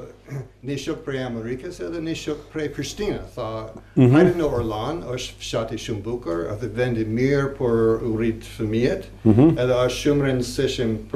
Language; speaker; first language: Albanian; non-native, learner; English